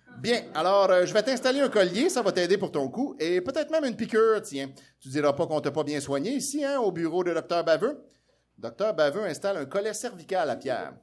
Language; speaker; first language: French; native; French